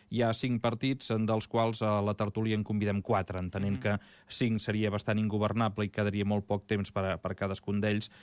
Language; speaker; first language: Catalan; native; Catalan